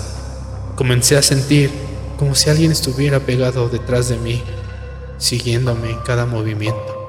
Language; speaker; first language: Spanish; native; Spanish